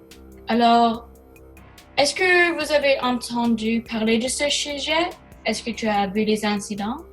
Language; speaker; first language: French; non-native, learner; English